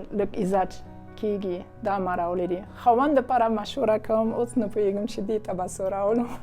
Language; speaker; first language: Pashto; non-native, fluent; German